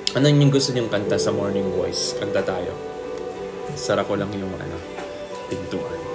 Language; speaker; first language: Filipino; native; Filipino